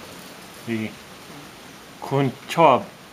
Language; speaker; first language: Thai; non-native, fluent; English